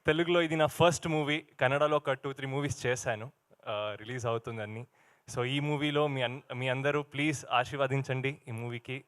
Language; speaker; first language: Telugu; non-native, learner; Kannada